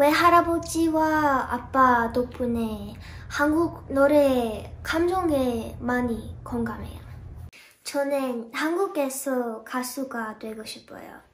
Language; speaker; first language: Korean; non-native, learner; English